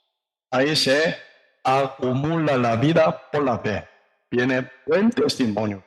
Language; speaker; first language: Spanish; non-native, learner; Korean